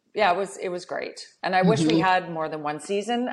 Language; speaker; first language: English; native; English